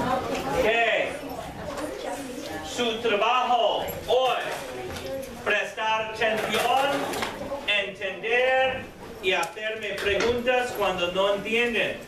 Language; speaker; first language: Spanish; non-native, fluent; English